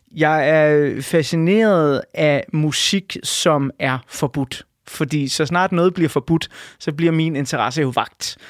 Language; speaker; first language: Danish; native; Danish